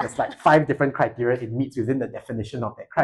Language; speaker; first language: English; native; English